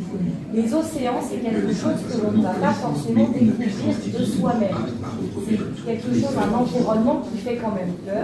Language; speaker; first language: French; native; French